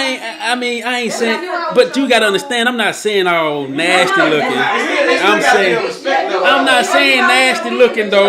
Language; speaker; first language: English; native; English